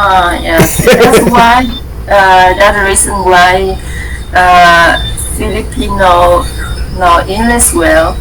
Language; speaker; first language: English; non-native, learner; Vietnamese